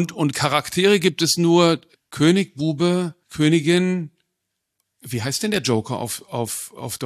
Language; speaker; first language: German; native; German